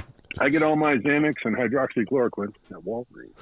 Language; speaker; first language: English; native; English